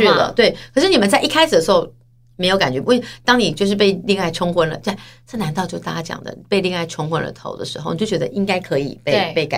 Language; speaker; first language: Chinese; native; Chinese